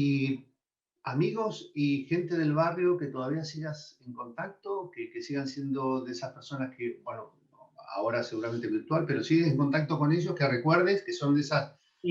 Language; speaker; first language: Spanish; native; Spanish